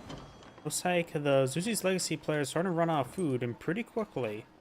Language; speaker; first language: English; native; English